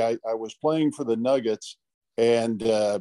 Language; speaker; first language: English; native; English